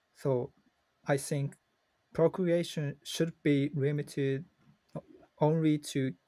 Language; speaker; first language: English; non-native, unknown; Japanese